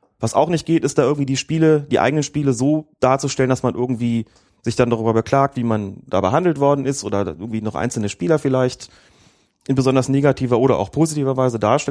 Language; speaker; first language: German; native; German